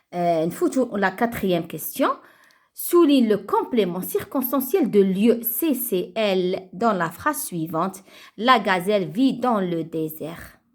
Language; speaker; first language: French; non-native, local second language; Arabic